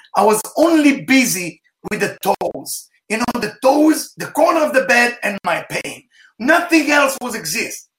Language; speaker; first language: English; non-native, fluent; Hebrew